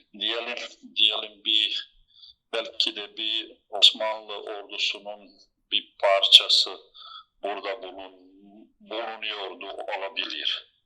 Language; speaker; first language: Turkish; non-native, fluent; Bosnian